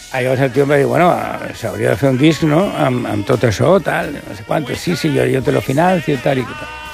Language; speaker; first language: Catalan; non-native, local second language; Spanish